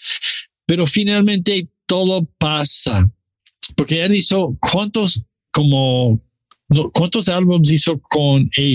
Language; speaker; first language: Spanish; non-native, learner; English